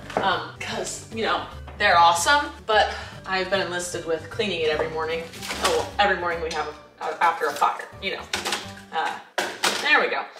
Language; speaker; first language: English; native; English